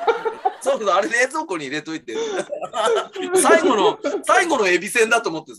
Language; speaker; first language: Japanese; native; Japanese